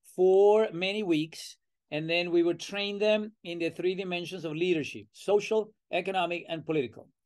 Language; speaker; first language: English; non-native, fluent; Spanish